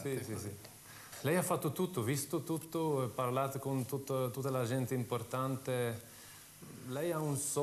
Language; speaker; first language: Italian; non-native, fluent; Swedish